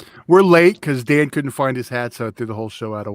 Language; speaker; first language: English; native; English